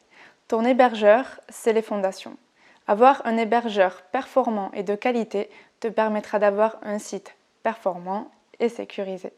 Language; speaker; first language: French; native; French